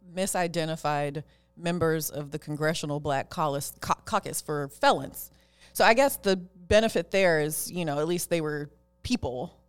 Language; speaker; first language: English; native; English